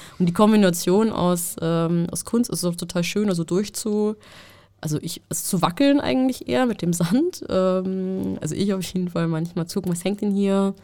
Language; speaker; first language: German; native; German